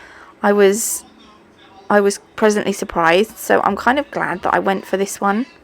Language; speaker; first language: English; native; English